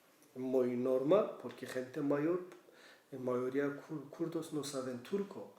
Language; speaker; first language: Spanish; non-native, learner; Kurdish